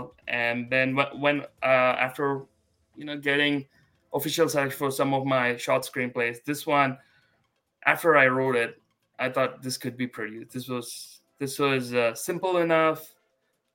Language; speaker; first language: English; non-native, local second language; Malayalam